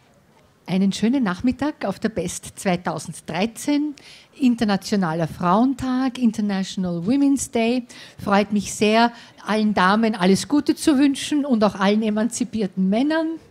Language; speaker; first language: German; native; German